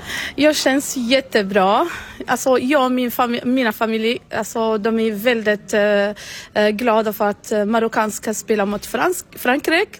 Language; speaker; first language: Swedish; non-native, learner; Arabic